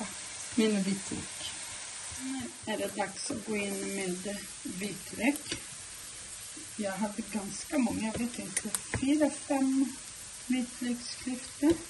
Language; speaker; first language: Swedish; non-native, learner; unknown